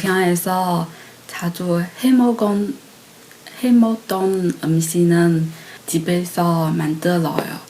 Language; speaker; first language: Korean; non-native, learner; Chinese